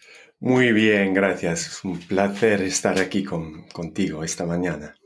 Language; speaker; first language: Spanish; non-native, fluent; English